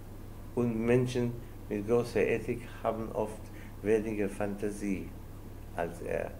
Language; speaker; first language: German; non-native, fluent; Spanish